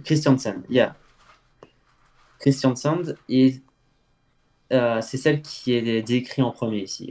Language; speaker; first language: French; native; French